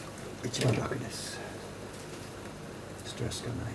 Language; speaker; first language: Japanese; non-native, learner; English